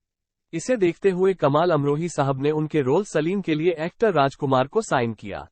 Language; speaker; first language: Hindi; native; Hindi